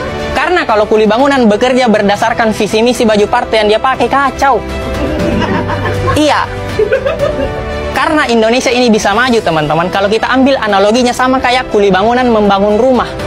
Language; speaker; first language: Indonesian; native; Indonesian